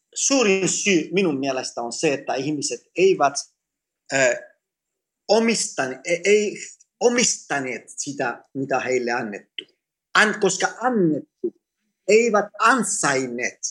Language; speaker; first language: Finnish; non-native, fluent; Greek